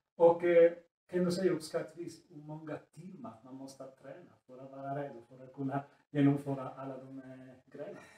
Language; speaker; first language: Swedish; non-native, fluent; Italian